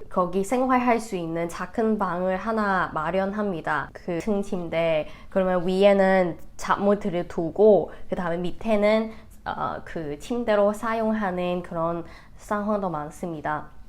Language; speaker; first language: Korean; non-native, fluent; Cantonese